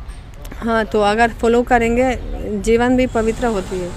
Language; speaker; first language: Hindi; non-native, fluent; Spanish